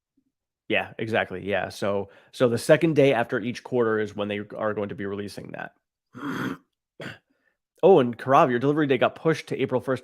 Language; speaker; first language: English; native; English